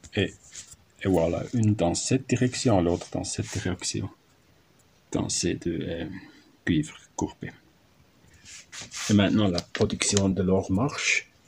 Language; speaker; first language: French; non-native, learner; German